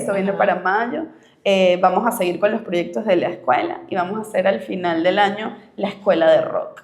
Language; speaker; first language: Spanish; native; Spanish